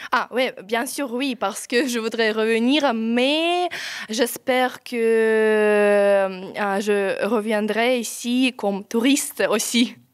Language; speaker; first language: French; non-native, learner; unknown